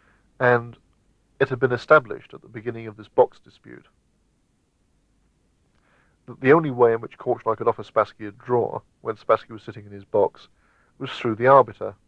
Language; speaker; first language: English; native; English